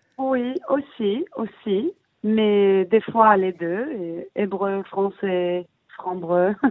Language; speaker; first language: French; early bilingual, heritage; Hebrew